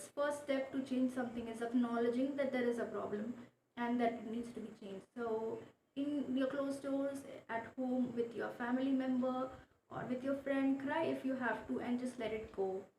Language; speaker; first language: English; non-native, local second language; Marathi